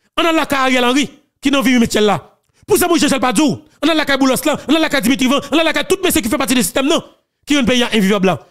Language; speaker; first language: French; non-native, local second language; Haitian Creole